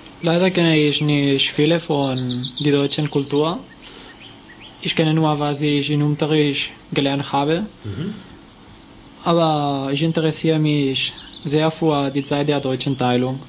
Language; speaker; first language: German; non-native, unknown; Catalan